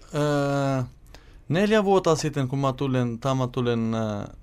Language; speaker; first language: Finnish; non-native, fluent; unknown